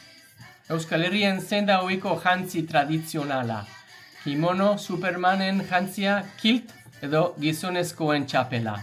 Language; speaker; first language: Basque; non-native, learner; English